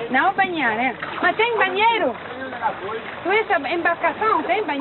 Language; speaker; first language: Portuguese; non-native, learner; English